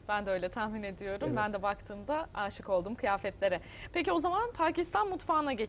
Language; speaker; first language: Turkish; native; Turkish